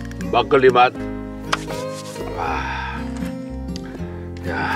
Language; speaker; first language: Korean; native; Korean